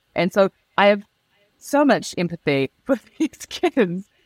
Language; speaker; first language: English; native; English